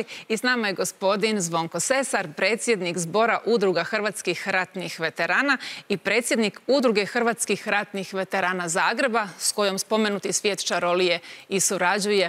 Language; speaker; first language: Croatian; native; Croatian